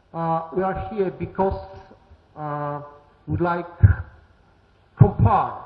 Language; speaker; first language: English; non-native, learner; Polish